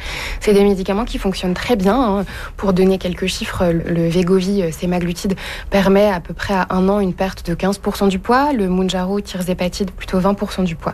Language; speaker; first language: French; native; French